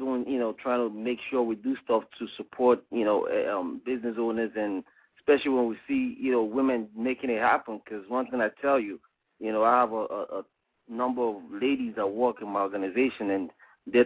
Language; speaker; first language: English; non-native, local second language; Igbo